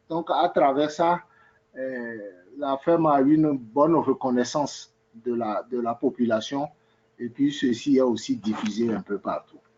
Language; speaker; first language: French; native; French